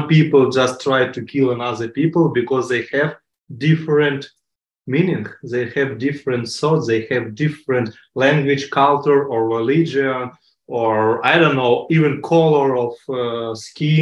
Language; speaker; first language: English; non-native, learner; Ukrainian